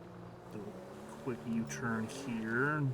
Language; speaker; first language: English; native; English